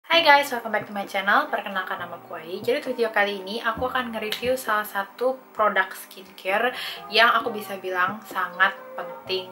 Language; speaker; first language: Indonesian; native; Indonesian